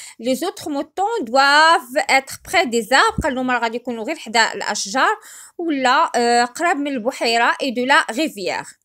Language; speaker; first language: French; non-native, local second language; Arabic